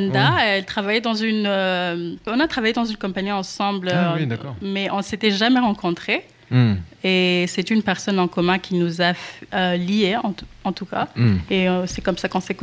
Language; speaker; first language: French; non-native, local second language; Kinyarwanda